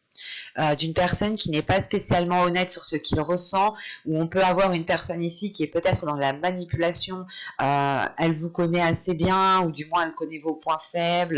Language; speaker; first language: French; native; French